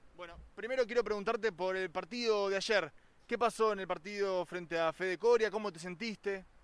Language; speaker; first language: Spanish; native; Spanish